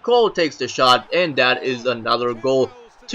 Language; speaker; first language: English; native; English